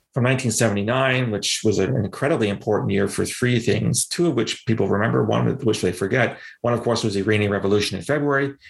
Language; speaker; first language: English; native; English